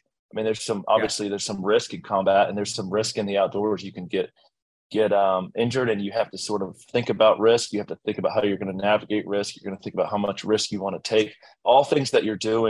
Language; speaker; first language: English; native; English